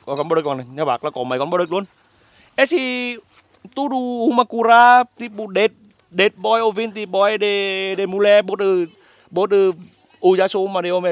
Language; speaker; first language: Portuguese; non-native, learner; Vietnamese